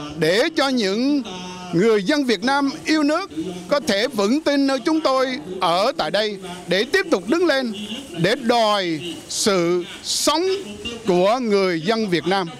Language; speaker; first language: Vietnamese; native; Vietnamese